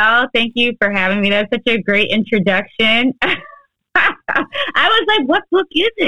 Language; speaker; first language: English; native; English